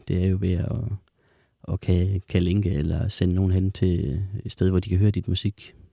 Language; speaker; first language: Danish; native; Danish